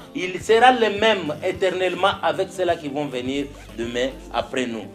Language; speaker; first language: French; non-native, local second language; Lingala